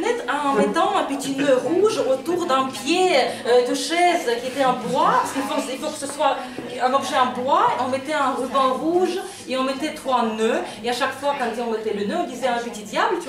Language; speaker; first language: French; non-native, fluent; Russian